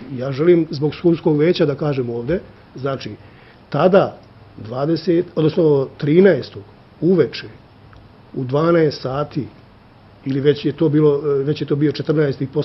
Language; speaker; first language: Bosnian; native; Bosnian